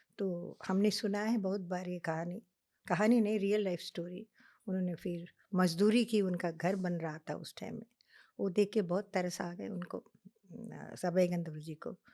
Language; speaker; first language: Hindi; non-native, local second language; Telugu